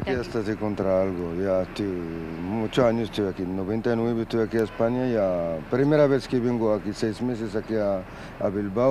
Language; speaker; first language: Spanish; non-native, learner; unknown